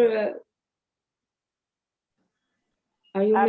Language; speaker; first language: English; non-native, learner; Arabic